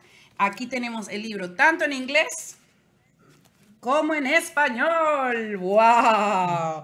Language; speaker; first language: Spanish; native; Spanish